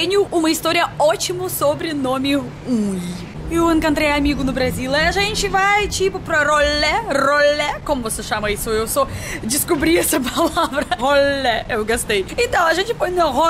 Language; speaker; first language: Portuguese; non-native, fluent; Russian